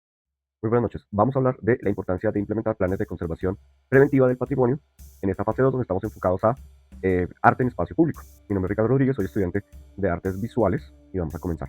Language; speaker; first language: Spanish; native; Spanish